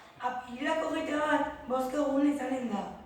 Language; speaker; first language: Basque; native; Basque